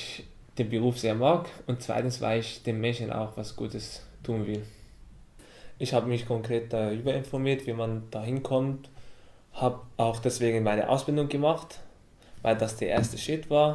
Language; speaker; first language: German; early bilingual, other home language; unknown